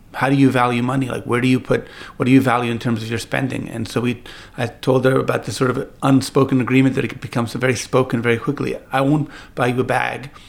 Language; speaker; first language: English; native; English